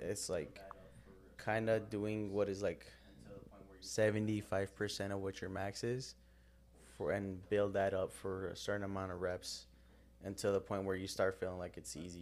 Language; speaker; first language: English; early bilingual, other home language; Spanish